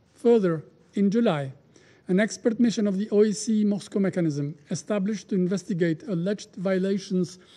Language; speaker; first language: English; non-native, fluent; Albanian